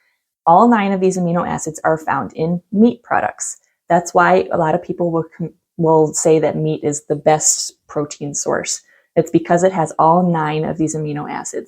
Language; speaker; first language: English; native; English